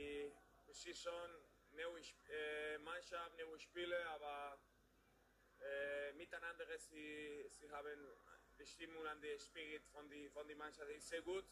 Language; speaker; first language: German; non-native, fluent; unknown